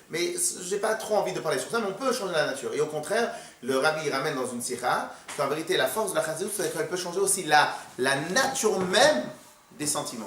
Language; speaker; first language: French; native; French